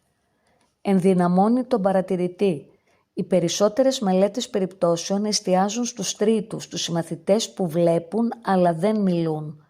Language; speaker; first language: Greek; native; Greek